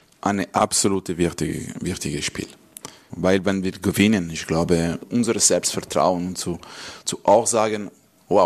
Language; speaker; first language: German; non-native, learner; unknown